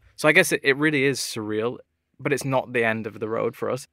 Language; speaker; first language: English; native; English